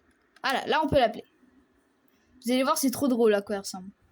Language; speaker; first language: French; native; French